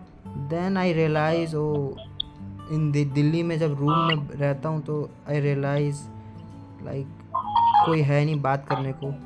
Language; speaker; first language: Hindi; native; Hindi